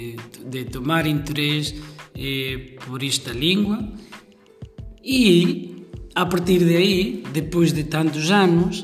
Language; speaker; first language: Portuguese; non-native, fluent; Spanish